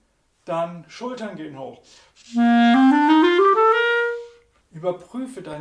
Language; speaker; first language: German; native; German